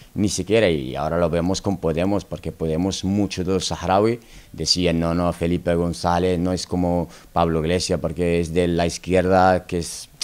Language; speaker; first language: Spanish; non-native, local second language; Arabic